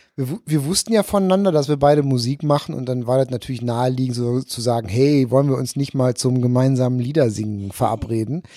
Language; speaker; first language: German; native; German